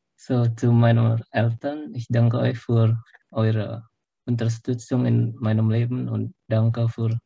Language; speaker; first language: German; non-native, learner; Indonesian